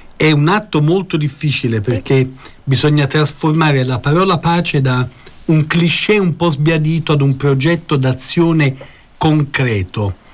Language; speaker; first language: Italian; native; Italian